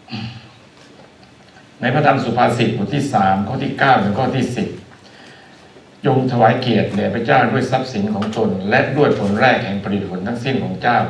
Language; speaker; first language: Thai; native; Thai